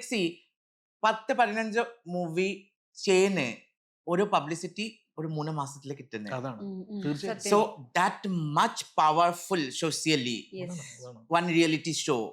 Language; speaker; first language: Malayalam; non-native, learner; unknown